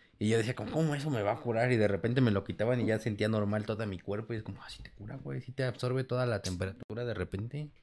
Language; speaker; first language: Spanish; native; Spanish